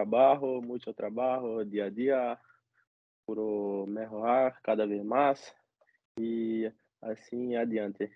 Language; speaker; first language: Spanish; non-native, learner; Portuguese